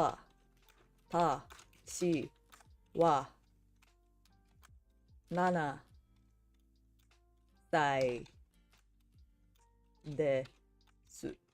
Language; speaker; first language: Japanese; non-native, learner; English